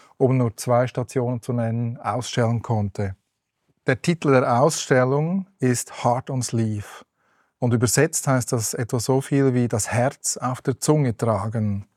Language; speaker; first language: German; native; German